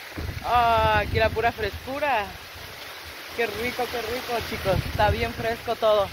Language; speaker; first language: Spanish; native; Spanish